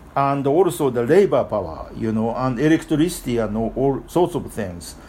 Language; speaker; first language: English; non-native, fluent; Japanese